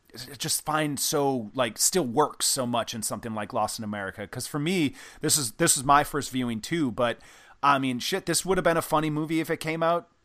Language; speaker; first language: English; native; English